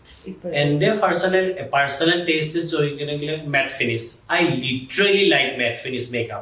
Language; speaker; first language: Malayalam; non-native, fluent; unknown